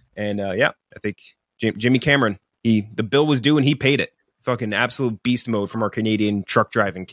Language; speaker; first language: English; native; English